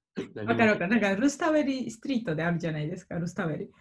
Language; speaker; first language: Japanese; non-native, fluent; Georgian